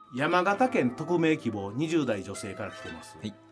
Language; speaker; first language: Japanese; native; Japanese